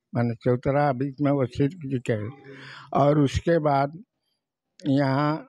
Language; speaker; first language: Hindi; native; Hindi